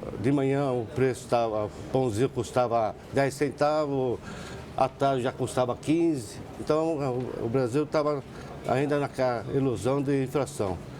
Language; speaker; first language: Portuguese; early bilingual, other home language; Japanese